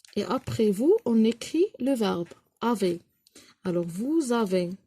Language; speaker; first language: French; non-native, local second language; Arabic